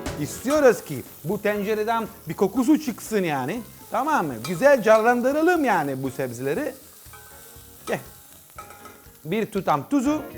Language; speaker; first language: Turkish; non-native, learner; Italian